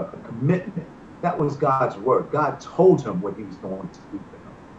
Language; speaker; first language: English; native; English